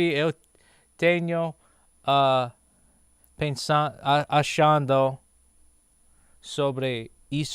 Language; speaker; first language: Portuguese; non-native, learner; English